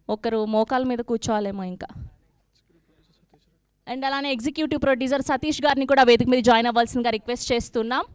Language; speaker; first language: Telugu; native; Telugu